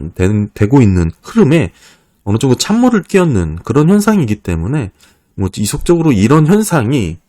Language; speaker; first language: Korean; native; Korean